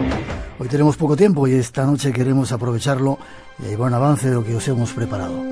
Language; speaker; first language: Spanish; native; Spanish